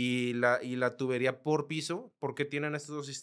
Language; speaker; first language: Spanish; native; Spanish